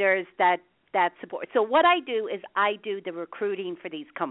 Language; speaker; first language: English; native; English